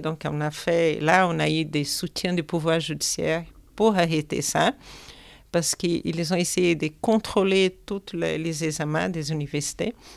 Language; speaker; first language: French; non-native, fluent; Portuguese